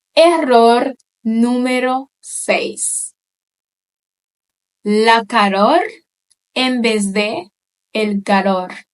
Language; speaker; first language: Spanish; non-native, fluent; Haitian Creole